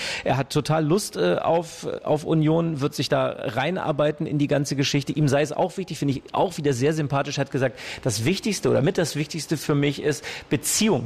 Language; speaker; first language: German; native; German